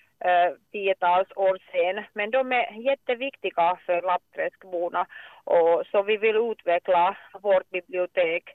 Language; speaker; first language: Swedish; non-native, local second language; Finnish